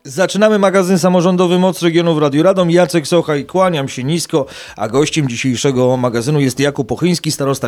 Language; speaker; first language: Polish; native; Polish